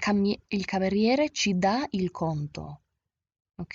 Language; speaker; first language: Italian; non-native, fluent; English